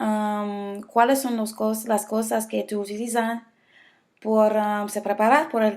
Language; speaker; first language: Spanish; non-native, learner; English